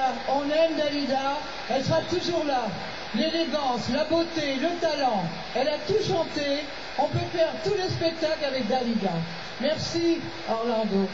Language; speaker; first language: French; native; French